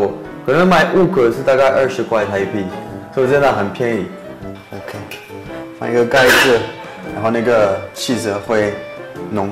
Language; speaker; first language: Chinese; non-native, fluent; French